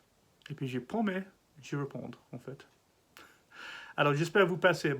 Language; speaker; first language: French; non-native, learner; English